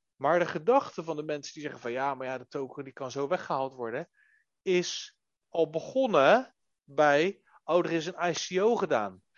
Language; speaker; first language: Dutch; native; Dutch